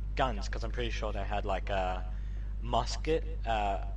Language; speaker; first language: English; native; English